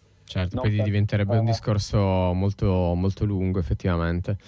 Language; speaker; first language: Italian; native; Italian